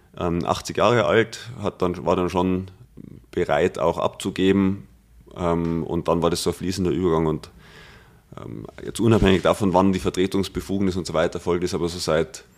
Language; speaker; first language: German; native; German